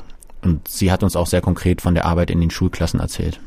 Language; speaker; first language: German; native; German